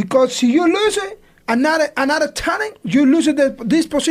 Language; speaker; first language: English; non-native, learner; Spanish